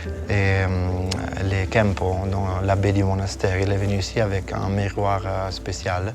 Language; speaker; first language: French; non-native, fluent; Italian